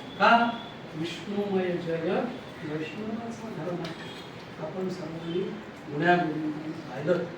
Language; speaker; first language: Marathi; non-native, local second language; Kannada